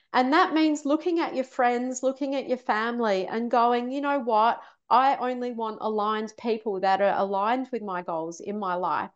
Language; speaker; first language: English; native; English